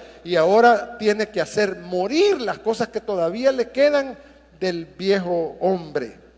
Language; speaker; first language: Spanish; native; Spanish